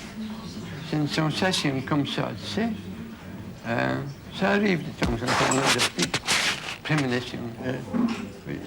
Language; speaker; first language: French; non-native, fluent; English